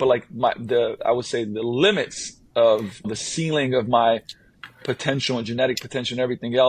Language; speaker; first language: English; non-native, fluent; Slovenian